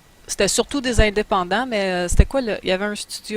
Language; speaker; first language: French; native; French